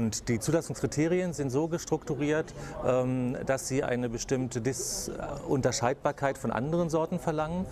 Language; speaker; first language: German; native; German